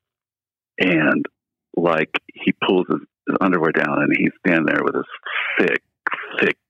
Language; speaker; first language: English; native; English